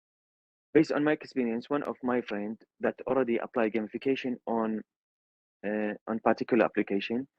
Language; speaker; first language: English; non-native, learner; Arabic